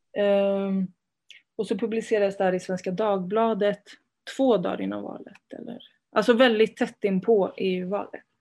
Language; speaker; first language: Swedish; early bilingual, other home language; Spanish